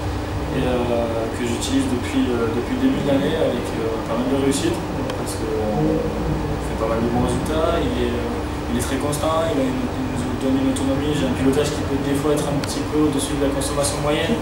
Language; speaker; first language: French; native; French